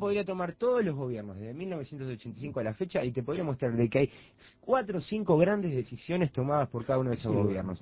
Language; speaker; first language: Spanish; native; Spanish